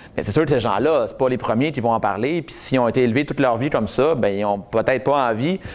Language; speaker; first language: French; native; French